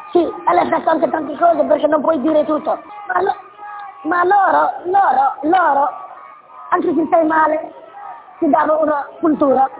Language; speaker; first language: Italian; non-native, learner; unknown